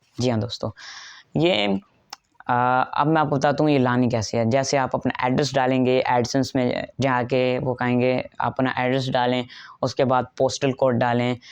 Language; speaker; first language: Urdu; native; Urdu